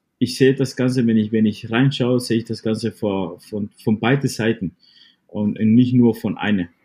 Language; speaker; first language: German; non-native, fluent; Spanish